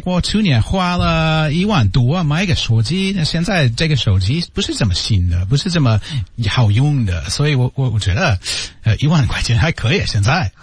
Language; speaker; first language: Chinese; non-native, learner; English